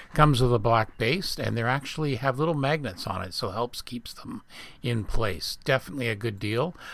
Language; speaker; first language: English; native; English